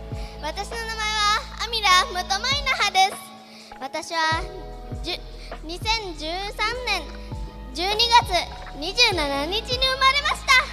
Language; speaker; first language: Japanese; non-native, learner; Indonesian